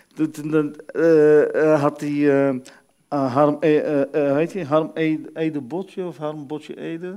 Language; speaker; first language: Dutch; early bilingual, other home language; Arabic